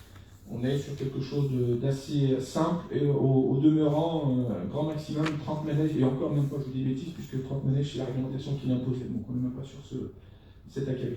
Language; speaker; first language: French; native; French